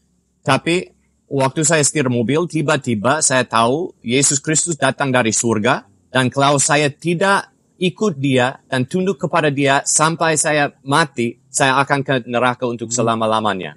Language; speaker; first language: Indonesian; non-native, fluent; English